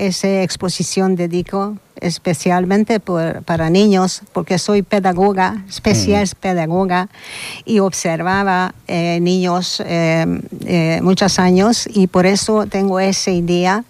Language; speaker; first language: Spanish; non-native, learner; Hungarian